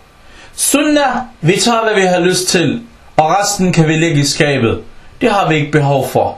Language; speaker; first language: Danish; early bilingual, other home language; Arabic